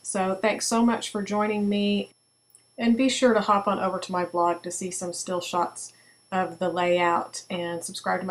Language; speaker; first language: English; native; English